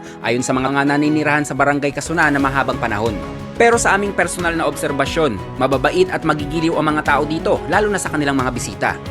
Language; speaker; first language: Filipino; non-native, local second language; Bikol